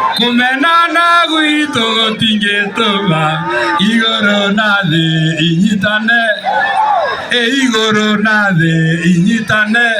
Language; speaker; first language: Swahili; non-native, local second language; Kikuyu